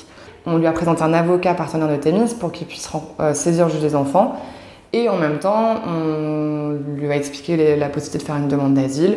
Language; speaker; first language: French; native; French